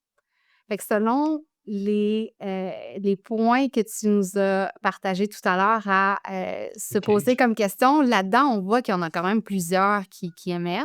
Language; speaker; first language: French; native; French